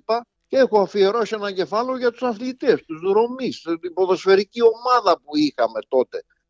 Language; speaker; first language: Greek; native; Greek